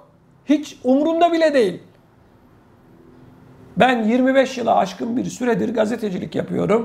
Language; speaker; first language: Turkish; native; Turkish